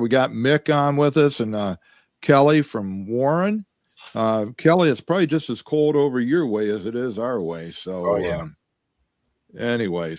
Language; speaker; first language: English; native; English